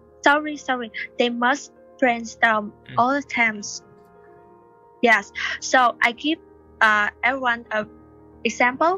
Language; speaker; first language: English; non-native, learner; Vietnamese